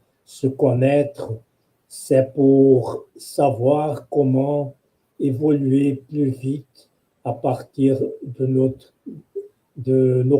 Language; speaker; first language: French; non-native, fluent; Portuguese